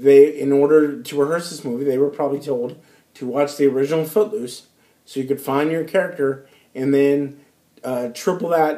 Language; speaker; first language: English; native; English